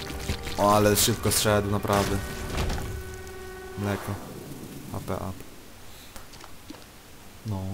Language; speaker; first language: Polish; native; Polish